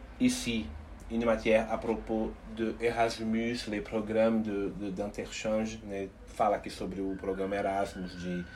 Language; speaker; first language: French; non-native, learner; Portuguese